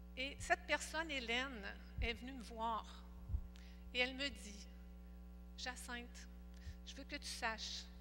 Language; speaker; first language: French; native; French